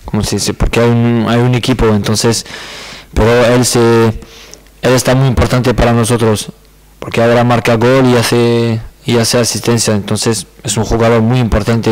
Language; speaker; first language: Spanish; non-native, learner; French